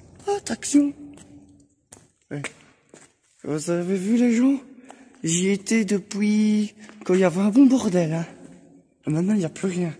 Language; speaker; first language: French; native; French